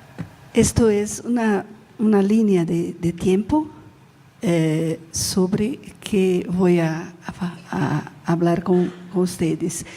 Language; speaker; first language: Spanish; non-native, learner; Portuguese